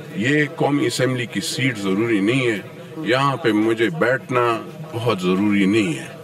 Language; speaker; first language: Urdu; non-native, local second language; Pashto